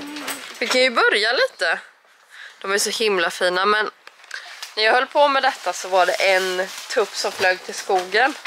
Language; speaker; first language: Swedish; native; Swedish